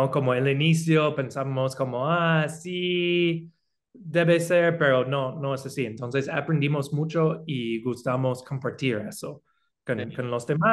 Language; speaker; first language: Spanish; non-native, fluent; English